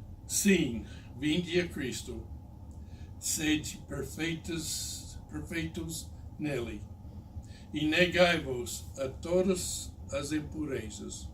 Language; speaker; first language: Portuguese; non-native, fluent; English